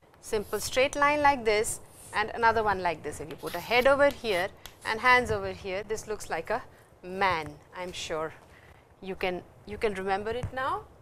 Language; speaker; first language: English; non-native, local second language; Hindi